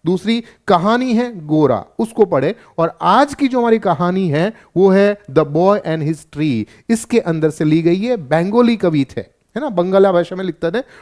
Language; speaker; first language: Hindi; non-native, local second language; Gujarati